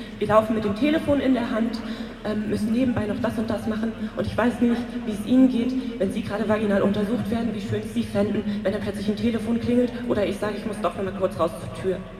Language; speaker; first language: German; native; German